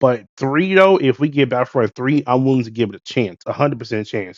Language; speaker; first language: English; native; English